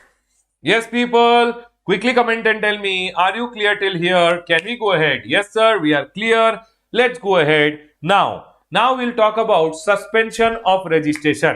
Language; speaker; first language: English; non-native, local second language; Hindi